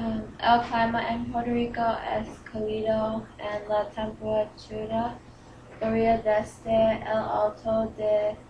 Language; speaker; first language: Spanish; non-native, learner; English